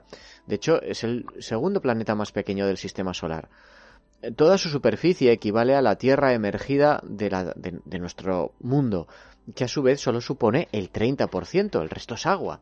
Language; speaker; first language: Spanish; native; Spanish